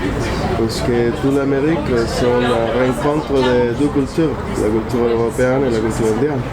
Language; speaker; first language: French; non-native, fluent; Spanish